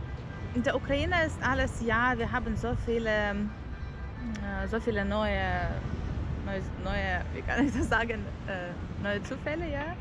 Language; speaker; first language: German; non-native, learner; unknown